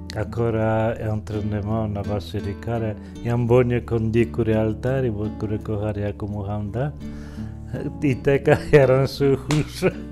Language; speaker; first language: Kinyarwanda; non-native, fluent; Polish